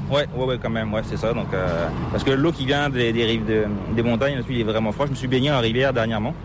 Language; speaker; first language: French; native; French